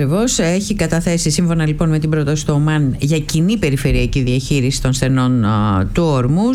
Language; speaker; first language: Greek; native; Greek